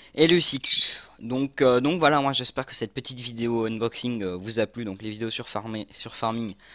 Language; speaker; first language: French; native; French